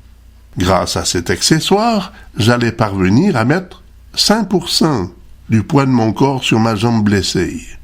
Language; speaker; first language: French; native; French